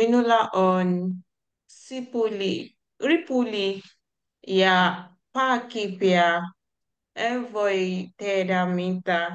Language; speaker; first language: Finnish; non-native, learner; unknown